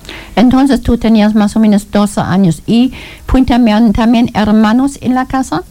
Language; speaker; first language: Spanish; non-native, learner; German